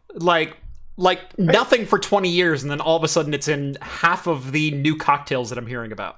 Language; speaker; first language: English; native; English